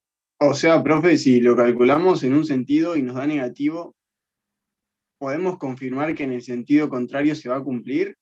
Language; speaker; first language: Spanish; native; Spanish